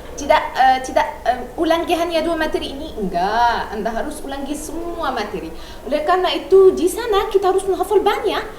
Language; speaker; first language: Indonesian; non-native, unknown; Arabic